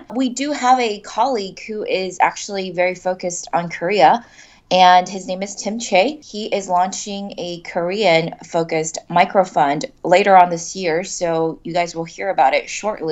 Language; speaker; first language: English; native; English